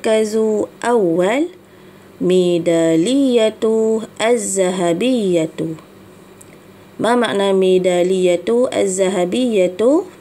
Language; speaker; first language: Arabic; non-native, fluent; Malay